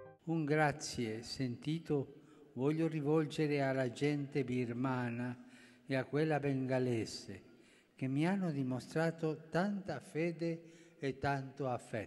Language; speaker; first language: Italian; non-native, fluent; Spanish